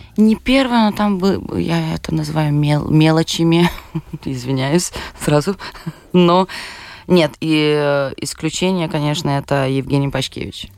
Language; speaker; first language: Russian; non-native, fluent; Lithuanian